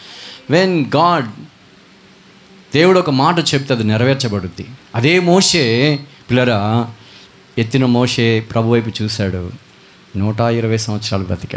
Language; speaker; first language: Telugu; native; Telugu